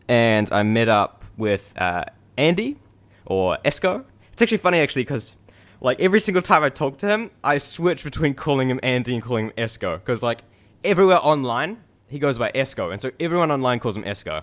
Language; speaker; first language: English; native; English